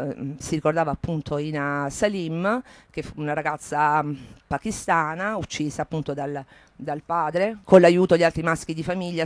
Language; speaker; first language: Italian; native; Italian